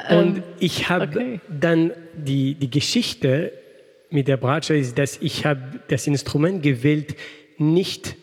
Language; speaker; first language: German; non-native, fluent; French